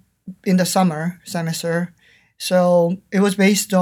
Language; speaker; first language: English; non-native, fluent; Korean